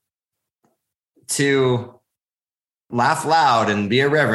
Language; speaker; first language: English; native; English